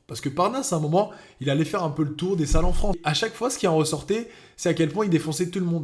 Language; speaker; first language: French; native; French